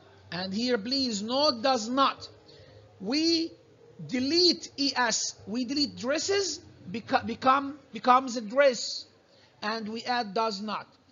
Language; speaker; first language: English; non-native, fluent; Arabic